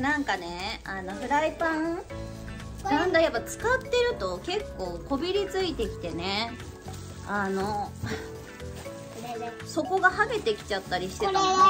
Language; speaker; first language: Japanese; native; Japanese